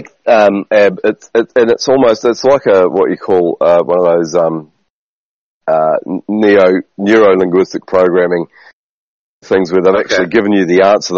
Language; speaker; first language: English; native; English